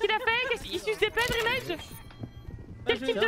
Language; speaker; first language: French; native; French